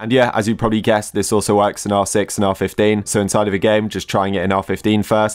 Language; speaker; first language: English; native; English